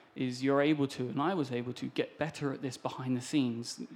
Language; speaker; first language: English; native; English